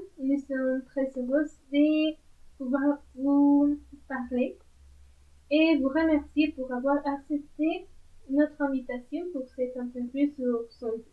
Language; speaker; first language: French; non-native, learner; Spanish